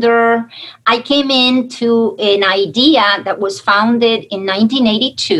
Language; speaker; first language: English; non-native, fluent; Spanish